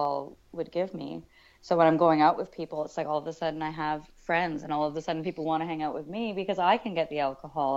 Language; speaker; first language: English; native; English